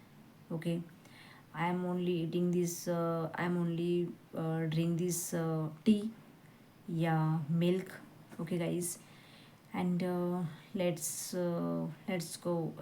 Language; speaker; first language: English; non-native, learner; Hindi